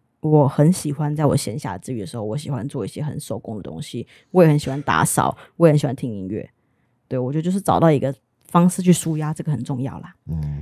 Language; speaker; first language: Chinese; native; Chinese